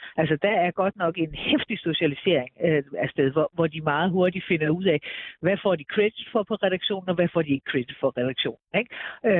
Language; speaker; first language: Danish; native; Danish